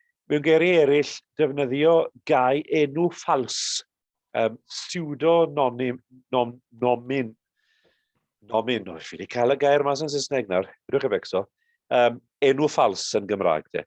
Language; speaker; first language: Welsh; native; Welsh